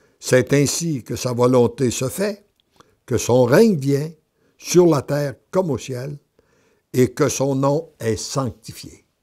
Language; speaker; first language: French; native; French